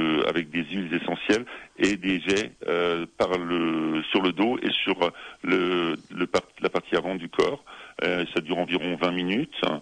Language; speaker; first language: French; native; French